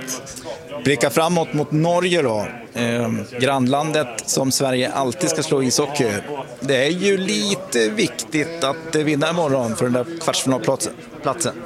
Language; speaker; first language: Swedish; native; Swedish